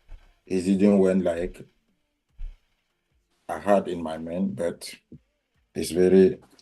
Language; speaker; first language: English; non-native, learner; French